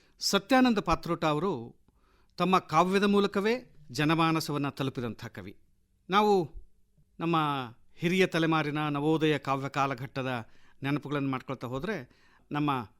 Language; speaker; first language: Kannada; native; Kannada